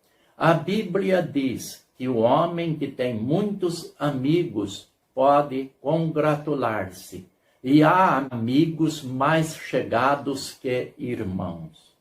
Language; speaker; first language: Portuguese; native; Portuguese